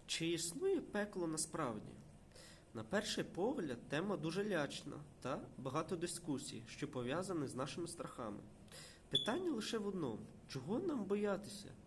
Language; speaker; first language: Ukrainian; non-native, local second language; Russian